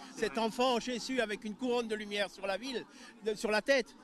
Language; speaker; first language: French; native; French